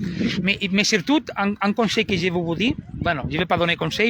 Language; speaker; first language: French; non-native, learner; Spanish